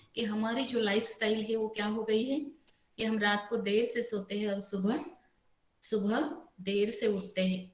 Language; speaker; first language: Hindi; non-native, local second language; Marathi